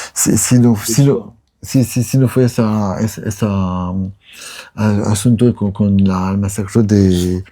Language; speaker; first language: Spanish; non-native, learner; French